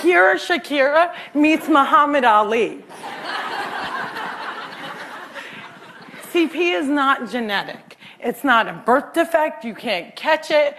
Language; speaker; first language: English; native; English